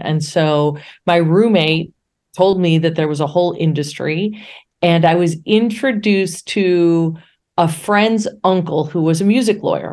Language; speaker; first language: English; native; English